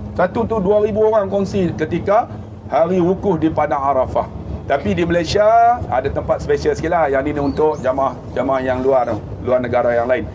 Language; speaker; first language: Malay; native; Malay